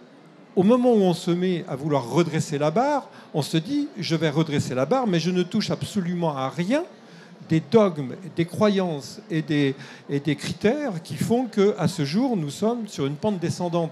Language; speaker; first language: French; native; French